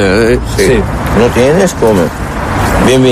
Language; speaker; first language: Spanish; non-native, learner; Arabic